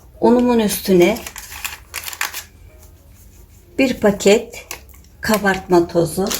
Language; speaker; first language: Turkish; native; Turkish